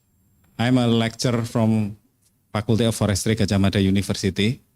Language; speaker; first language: English; non-native, fluent; Indonesian